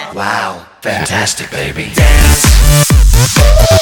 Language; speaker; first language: English; non-native, fluent; Korean